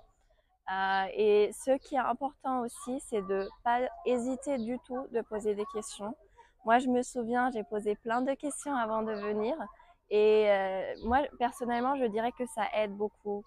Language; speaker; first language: French; non-native, fluent; German